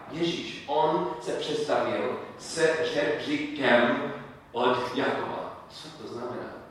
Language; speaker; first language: Czech; non-native, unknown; English